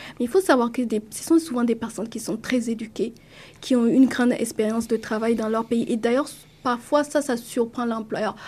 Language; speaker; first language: French; non-native, local second language; Mossi